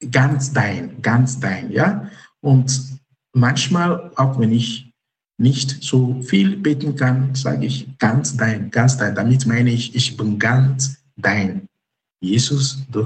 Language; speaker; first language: German; non-native, fluent; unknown